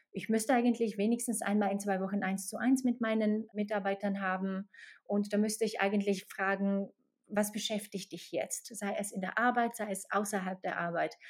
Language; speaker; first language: German; non-native, fluent; Slovak